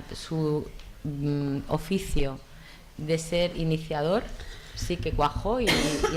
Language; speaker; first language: Spanish; native; Spanish